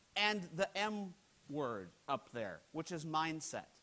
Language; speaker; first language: English; native; English